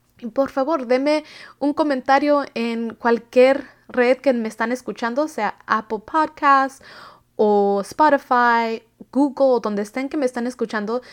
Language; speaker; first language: Spanish; early bilingual, heritage; Spanish